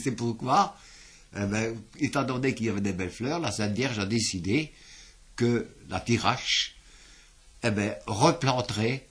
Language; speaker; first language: French; native; French